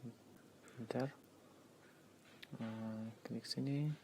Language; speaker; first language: Indonesian; non-native, learner; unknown